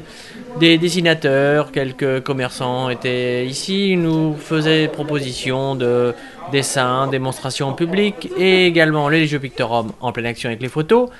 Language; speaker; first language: French; native; French